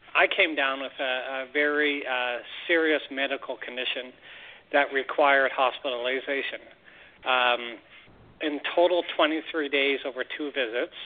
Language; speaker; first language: English; native; English